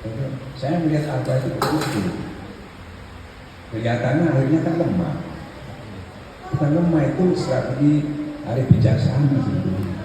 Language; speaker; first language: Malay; non-native, local second language; Javanese